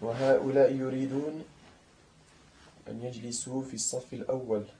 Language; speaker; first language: Arabic; non-native, learner; French